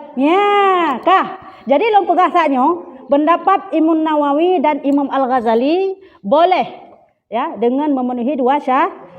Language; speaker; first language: Malay; non-native, local second language; Achinese